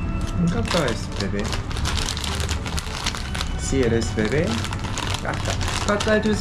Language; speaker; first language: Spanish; non-native, learner; Korean